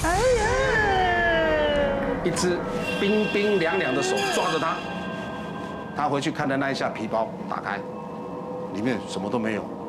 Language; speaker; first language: Chinese; native; Chinese